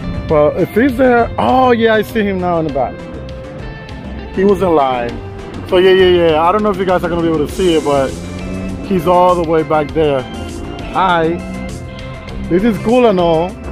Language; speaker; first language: English; native; English